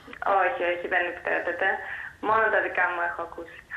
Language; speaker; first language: Greek; early bilingual, heritage; Greek